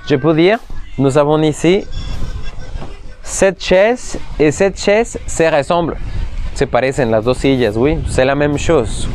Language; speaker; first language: French; non-native, fluent; Spanish